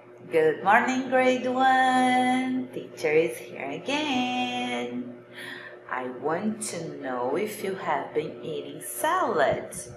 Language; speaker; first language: English; non-native, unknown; Portuguese